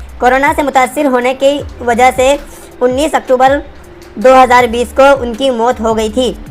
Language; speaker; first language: Urdu; native; Urdu